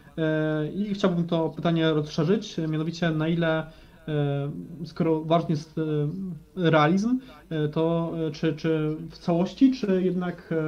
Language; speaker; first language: Polish; native; Polish